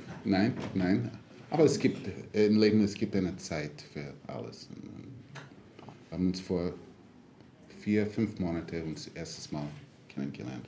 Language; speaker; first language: German; non-native, fluent; English